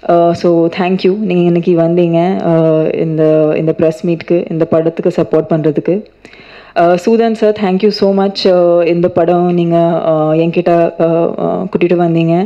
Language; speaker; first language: Tamil; non-native, fluent; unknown